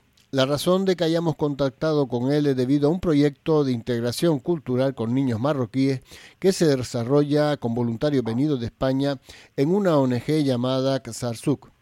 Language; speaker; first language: Spanish; native; Spanish